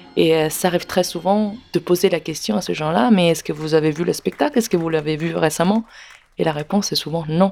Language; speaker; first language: French; non-native, fluent; Italian